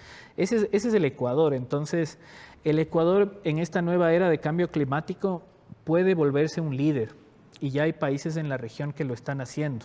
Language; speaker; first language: Spanish; native; Spanish